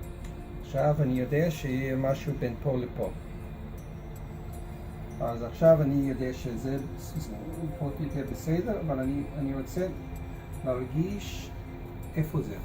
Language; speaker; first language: Hebrew; non-native, fluent; English